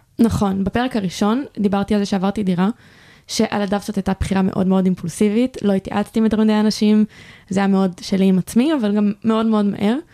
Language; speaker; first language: Hebrew; native; Hebrew